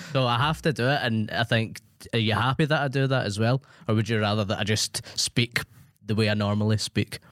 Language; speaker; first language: English; native; English